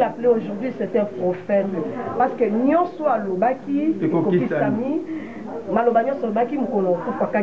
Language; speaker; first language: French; non-native, local second language; Lingala